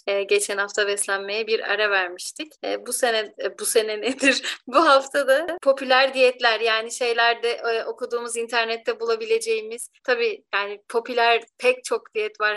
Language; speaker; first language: Turkish; native; Turkish